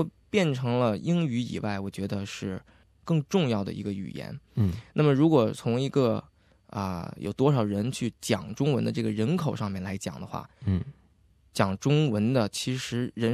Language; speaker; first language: Chinese; native; Chinese